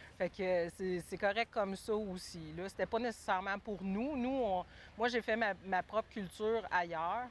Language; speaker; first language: French; native; French